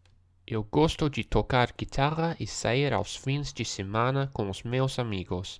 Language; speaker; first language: Portuguese; non-native, learner; English